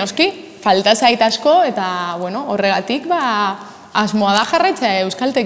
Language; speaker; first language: Basque; non-native, fluent; Spanish